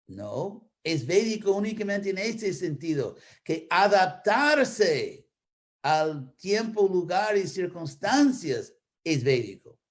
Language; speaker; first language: Spanish; non-native, fluent; English